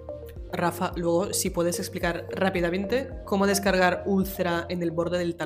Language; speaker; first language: Spanish; native; Spanish